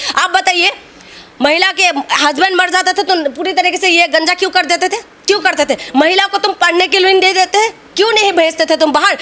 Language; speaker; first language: Hindi; non-native, local second language; Assamese